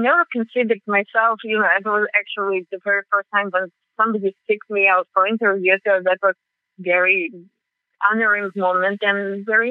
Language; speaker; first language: English; non-native, fluent; Russian